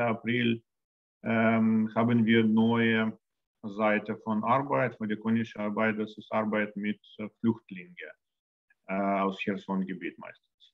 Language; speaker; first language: German; non-native, learner; Russian